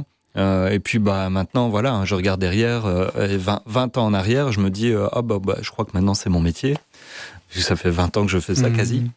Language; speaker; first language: French; native; French